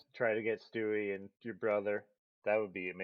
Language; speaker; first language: English; native; English